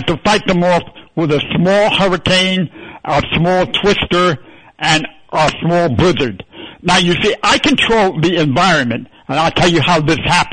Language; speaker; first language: English; native; English